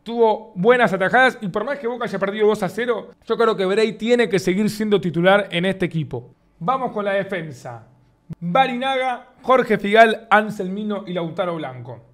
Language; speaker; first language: Spanish; native; Spanish